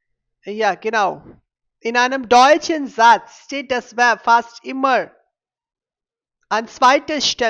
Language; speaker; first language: German; non-native, fluent; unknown